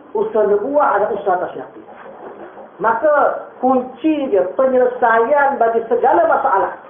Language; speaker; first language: Malay; native; Malay